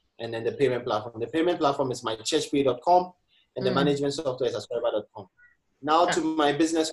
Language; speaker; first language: English; non-native, local second language; Akan